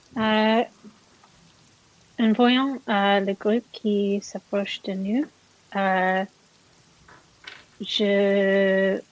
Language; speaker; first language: French; non-native, learner; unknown